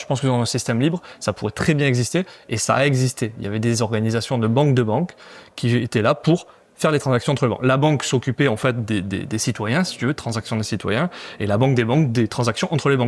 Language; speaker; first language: French; native; French